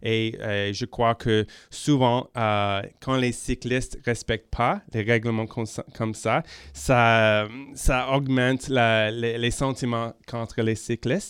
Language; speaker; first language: French; non-native, local second language; English